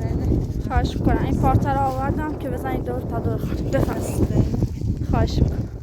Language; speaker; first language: Persian; native; Persian